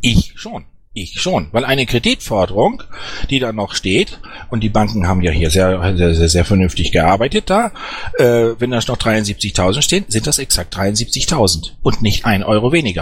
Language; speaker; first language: German; native; German